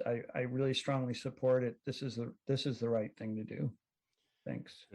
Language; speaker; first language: English; native; English